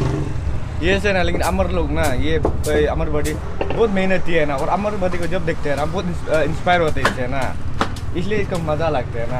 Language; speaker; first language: Hindi; non-native, local second language; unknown